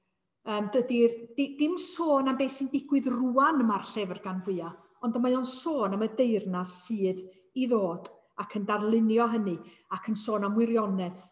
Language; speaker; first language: Welsh; native; Welsh